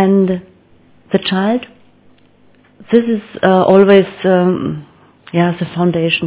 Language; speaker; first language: English; non-native, learner; German